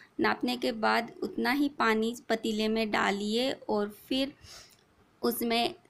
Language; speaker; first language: Hindi; non-native, local second language; Marathi